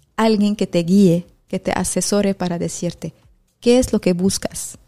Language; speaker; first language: Spanish; non-native, fluent; Arabic